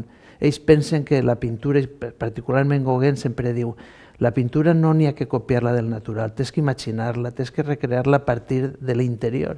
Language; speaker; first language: Catalan; native; Catalan